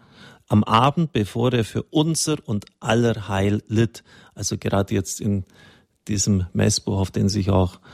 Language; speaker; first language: German; native; German